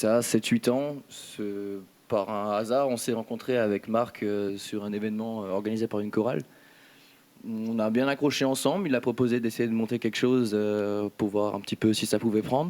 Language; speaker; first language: French; native; French